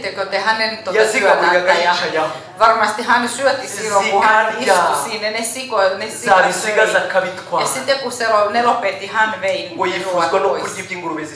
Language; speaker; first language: Finnish; non-native, fluent; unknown